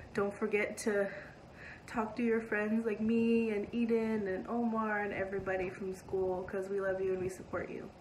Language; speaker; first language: English; native; English